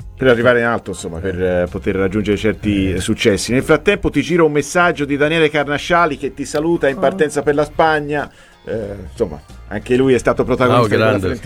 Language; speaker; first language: Italian; native; Italian